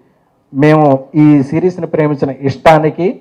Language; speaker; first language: Telugu; native; Telugu